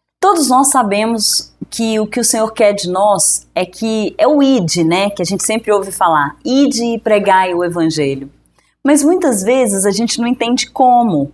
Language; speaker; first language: Portuguese; native; Portuguese